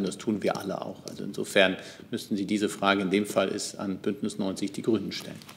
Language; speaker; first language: German; native; German